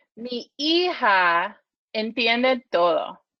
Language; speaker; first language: Spanish; non-native, learner; English